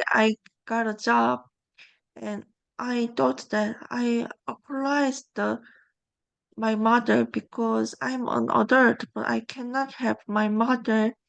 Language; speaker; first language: English; non-native, learner; Korean